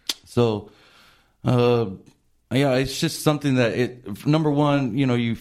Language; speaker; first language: English; native; English